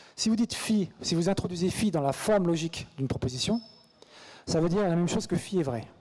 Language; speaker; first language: French; native; French